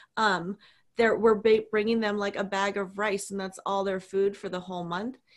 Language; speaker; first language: English; native; English